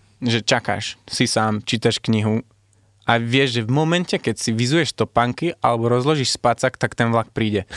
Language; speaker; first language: Slovak; early bilingual, heritage; Slovak